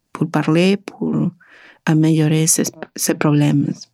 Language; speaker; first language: French; non-native, learner; Spanish